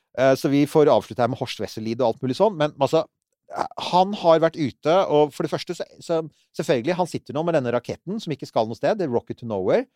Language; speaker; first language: Norwegian; native; Norwegian